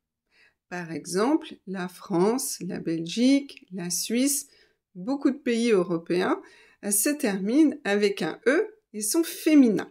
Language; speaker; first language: French; native; French